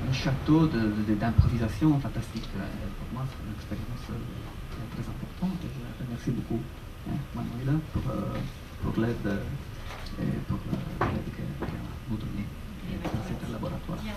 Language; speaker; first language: French; non-native, fluent; Italian